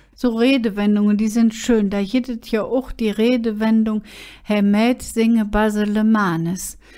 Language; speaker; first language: German; native; German